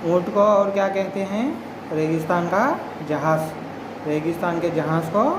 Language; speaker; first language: Hindi; non-native, local second language; Telugu